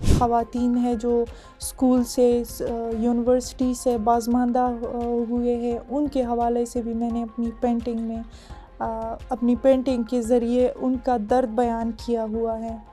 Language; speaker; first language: Urdu; non-native, fluent; Persian